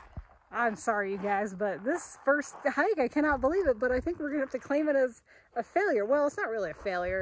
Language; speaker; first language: English; native; English